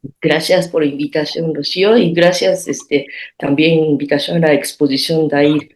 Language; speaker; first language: Spanish; non-native, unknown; Japanese